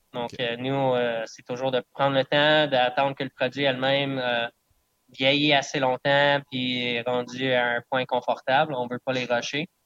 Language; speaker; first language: French; non-native, local second language; English